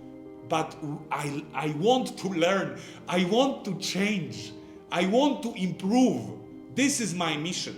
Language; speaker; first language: English; non-native, fluent; Polish